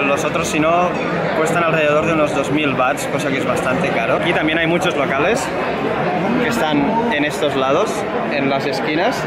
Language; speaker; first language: Spanish; non-native, local second language; Catalan